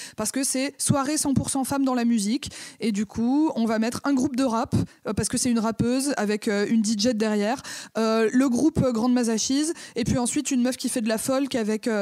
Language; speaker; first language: French; native; French